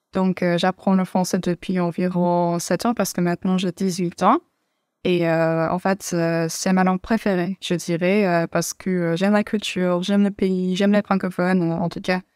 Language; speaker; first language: English; non-native, fluent; Turkish